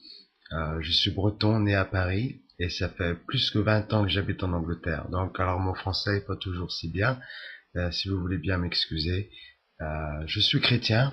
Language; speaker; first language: French; native; French